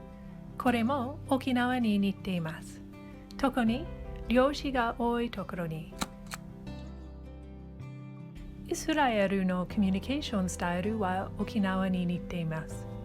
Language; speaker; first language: Japanese; non-native, learner; English